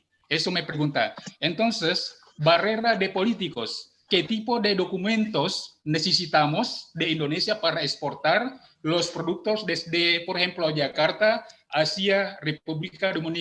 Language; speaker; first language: Spanish; non-native, learner; Indonesian